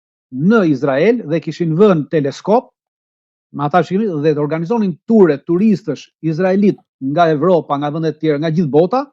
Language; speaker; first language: Albanian; native; Albanian